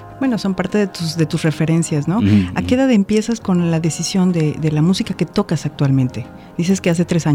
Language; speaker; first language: Spanish; native; Spanish